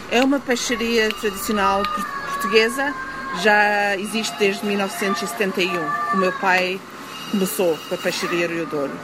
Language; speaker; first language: Portuguese; early bilingual, heritage; Portuguese